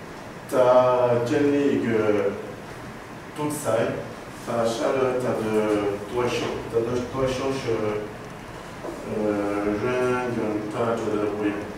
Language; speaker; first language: Chinese; non-native, learner; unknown